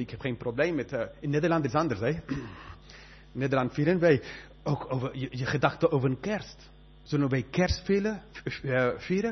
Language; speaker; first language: Dutch; non-native, fluent; Spanish